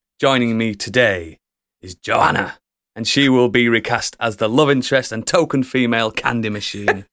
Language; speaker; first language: English; native; English